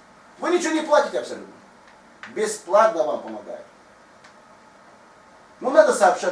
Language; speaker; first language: Russian; non-native, fluent; Tajik